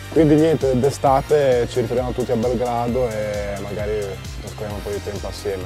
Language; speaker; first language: Italian; early bilingual, other home language; Bosnian